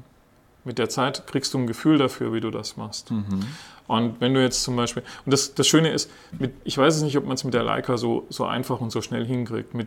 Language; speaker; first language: German; native; German